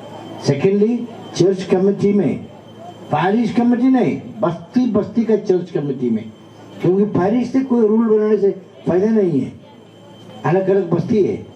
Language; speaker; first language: Hindi; non-native, local second language; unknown